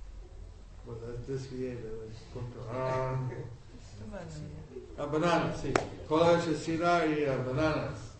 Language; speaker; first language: Spanish; non-native, learner; English